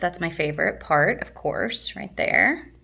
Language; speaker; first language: English; native; English